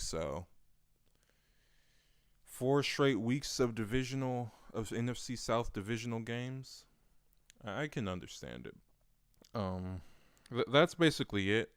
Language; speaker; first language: English; native; English